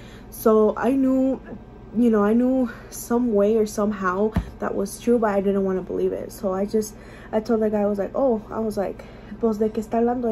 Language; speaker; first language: English; early bilingual, other home language; Spanish